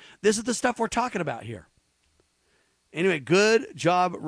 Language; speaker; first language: English; native; English